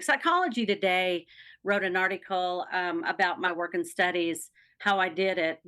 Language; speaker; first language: English; native; English